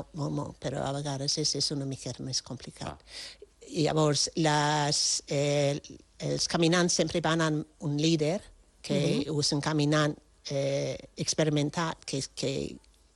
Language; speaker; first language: Catalan; non-native, fluent; French